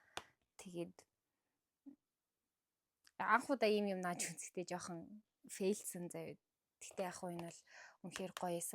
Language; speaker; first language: Mongolian; native; Mongolian